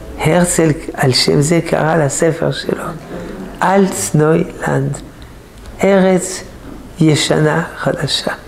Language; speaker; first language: Hebrew; non-native, fluent; French